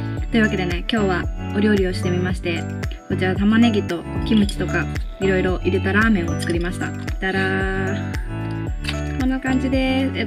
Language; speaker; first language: Japanese; early bilingual, heritage; Japanese